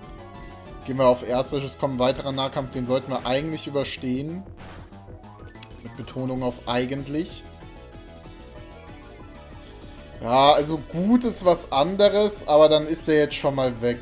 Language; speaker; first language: German; native; German